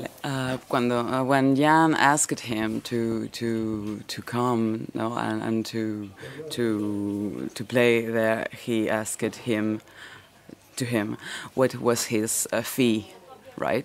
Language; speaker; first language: English; non-native, fluent; Spanish